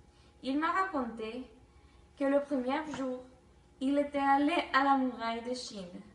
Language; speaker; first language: French; non-native, learner; Spanish